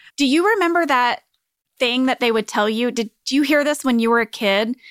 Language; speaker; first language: English; native; English